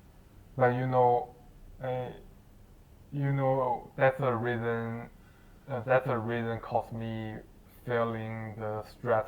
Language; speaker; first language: English; non-native, learner; Chinese